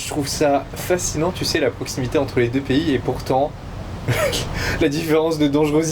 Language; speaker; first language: French; native; French